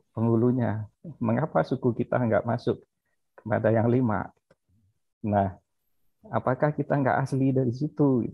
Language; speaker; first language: Indonesian; native; Indonesian